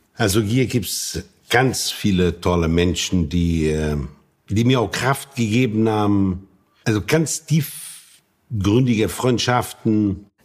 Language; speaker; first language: German; non-native, fluent; Portuguese